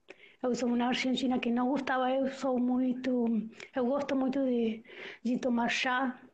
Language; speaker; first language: Portuguese; non-native, learner; Spanish